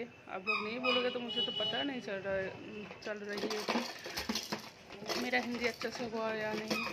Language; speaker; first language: Hindi; non-native, local second language; Bangla